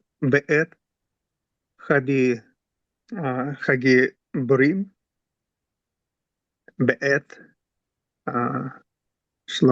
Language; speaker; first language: Hebrew; non-native, learner; English